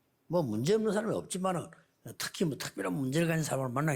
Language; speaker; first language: Korean; native; Korean